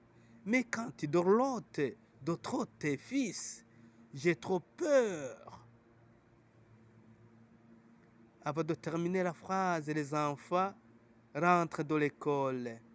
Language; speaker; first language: French; non-native, local second language; Rundi